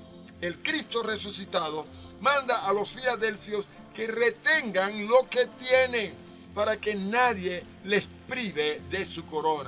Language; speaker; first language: Spanish; native; Spanish